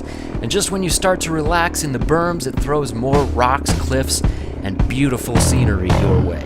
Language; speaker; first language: English; native; English